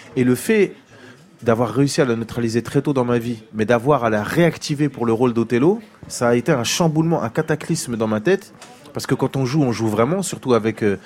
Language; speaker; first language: French; native; French